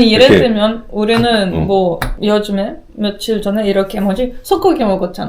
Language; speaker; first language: Korean; non-native, learner; Russian